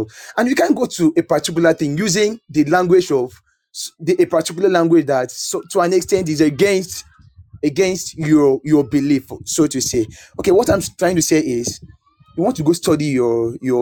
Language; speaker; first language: English; non-native, local second language; Ibibio